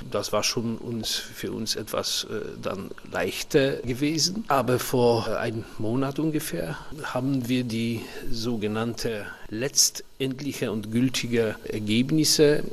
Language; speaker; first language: German; early bilingual, heritage; Polish